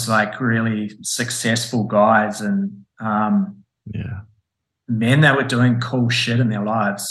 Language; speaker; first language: English; native; English